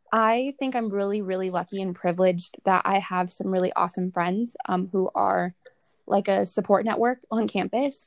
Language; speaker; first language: English; native; English